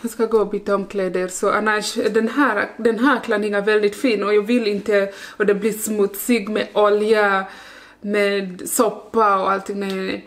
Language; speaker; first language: Swedish; non-native, learner; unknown